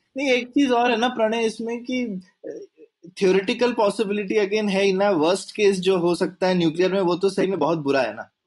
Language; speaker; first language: Hindi; native; Hindi